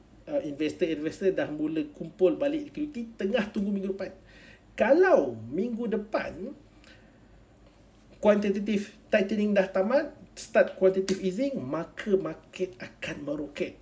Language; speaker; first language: Malay; native; Malay